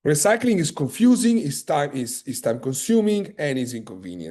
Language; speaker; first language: English; non-native, fluent; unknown